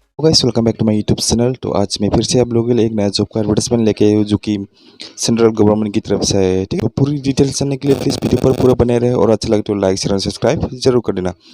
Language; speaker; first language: Hindi; non-native, local second language; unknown